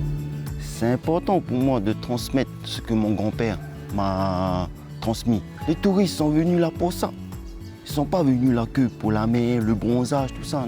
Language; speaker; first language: French; non-native, local second language; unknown